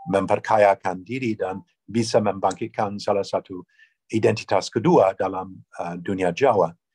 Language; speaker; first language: Indonesian; non-native, fluent; English